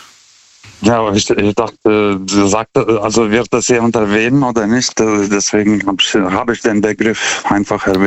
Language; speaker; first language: German; non-native, fluent; Lithuanian